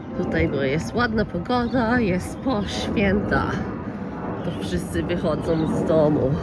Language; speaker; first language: Polish; early bilingual, heritage; Polish